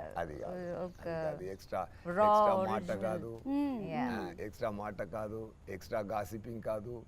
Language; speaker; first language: Telugu; non-native, learner; Tamil